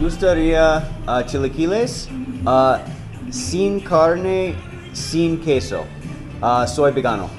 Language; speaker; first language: Spanish; non-native, learner; English